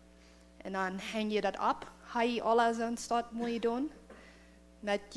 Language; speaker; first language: German; non-native, learner; Plautdietsch